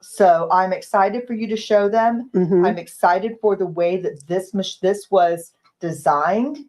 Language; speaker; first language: English; native; English